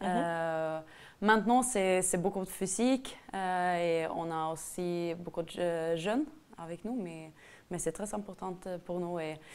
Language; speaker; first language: French; non-native, fluent; Norwegian